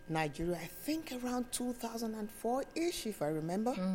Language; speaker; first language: English; non-native, local second language; Yoruba